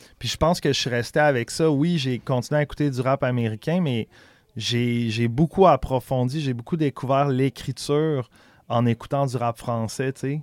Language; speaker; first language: French; native; French